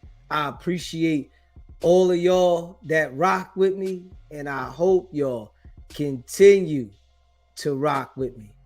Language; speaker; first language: English; native; English